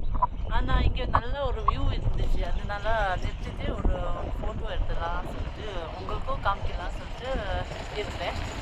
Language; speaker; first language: Tamil; non-native, local second language; Tibetan